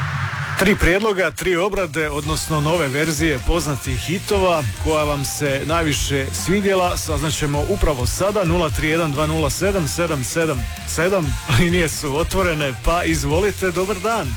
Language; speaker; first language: Serbian; native; Serbian